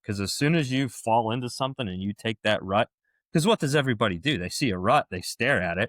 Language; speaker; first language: English; native; English